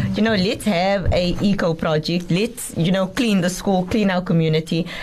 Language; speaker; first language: English; native; English